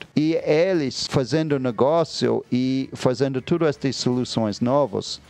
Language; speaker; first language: Portuguese; non-native, fluent; English